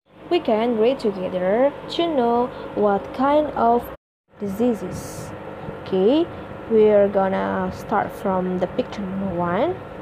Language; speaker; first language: English; non-native, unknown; Indonesian